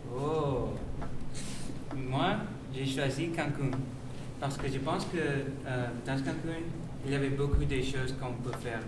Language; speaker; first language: French; non-native, learner; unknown